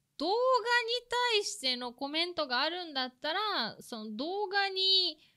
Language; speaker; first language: Japanese; early bilingual, other home language; Russian